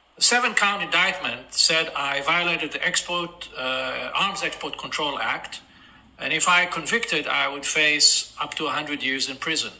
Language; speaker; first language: English; non-native, fluent; Hebrew